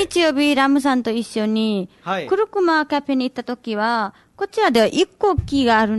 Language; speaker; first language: Japanese; non-native, learner; Nepali